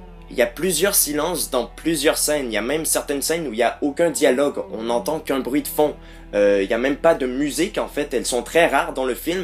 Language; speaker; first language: French; native; French